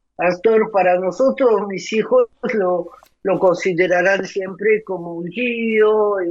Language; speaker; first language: Spanish; non-native, fluent; French